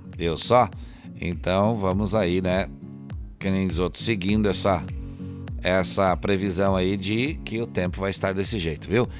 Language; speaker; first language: Portuguese; native; Portuguese